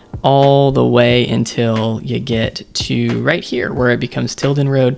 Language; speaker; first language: English; native; English